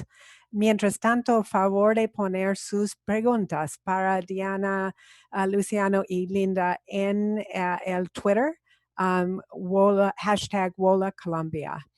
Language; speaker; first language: Spanish; non-native, fluent; English